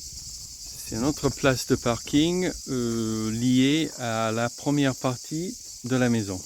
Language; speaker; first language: French; non-native, fluent; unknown